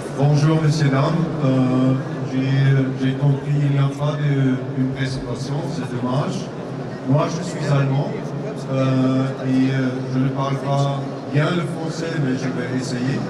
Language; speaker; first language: French; non-native, learner; German